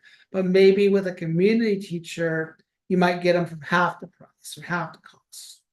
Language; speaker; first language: English; native; English